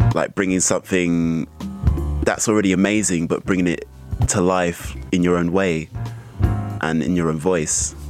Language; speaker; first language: English; native; English